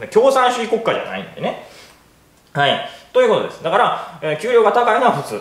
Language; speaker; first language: Japanese; native; Japanese